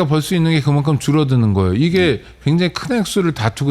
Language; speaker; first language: Korean; native; Korean